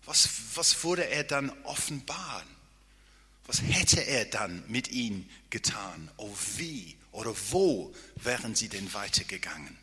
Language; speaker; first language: German; non-native, fluent; English